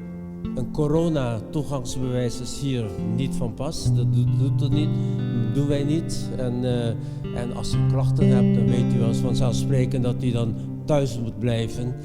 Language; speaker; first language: Dutch; non-native, fluent; Indonesian